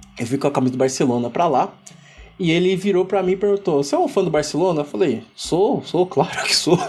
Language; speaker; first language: Portuguese; early bilingual, other home language; Igbo